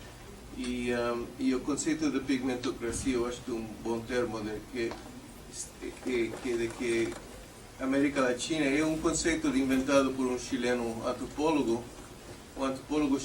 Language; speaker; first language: Portuguese; non-native, fluent; English